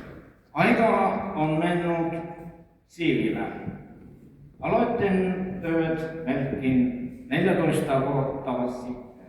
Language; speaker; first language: Finnish; non-native, local second language; Estonian